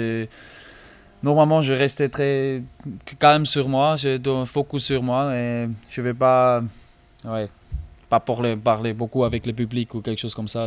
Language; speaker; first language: French; non-native, learner; German